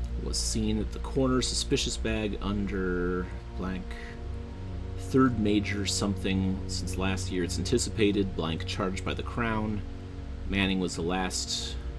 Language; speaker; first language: English; native; English